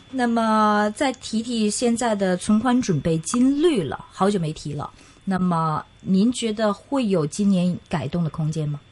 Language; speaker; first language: Chinese; non-native, local second language; Cantonese